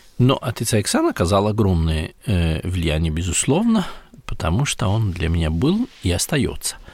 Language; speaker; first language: Russian; non-native, fluent; Italian